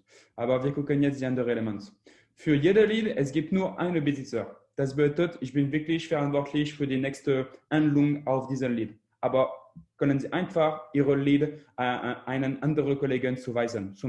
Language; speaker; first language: German; non-native, learner; French